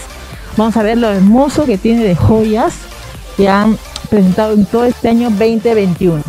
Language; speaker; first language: Spanish; native; Spanish